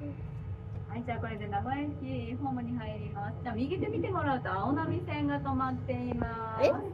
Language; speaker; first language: Japanese; native; Japanese